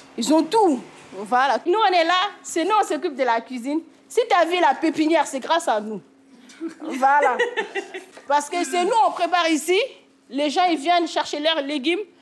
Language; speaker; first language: French; non-native, local second language; Bambara